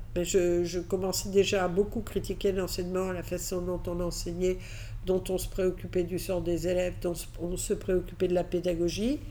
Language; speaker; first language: French; early bilingual, other home language; Catalan